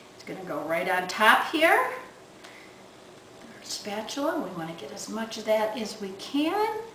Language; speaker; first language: English; native; English